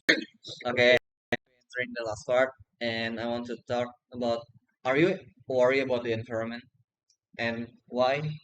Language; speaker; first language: English; non-native, learner; Indonesian